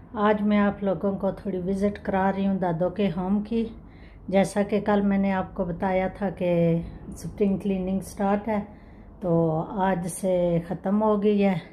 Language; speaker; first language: Urdu; native; Urdu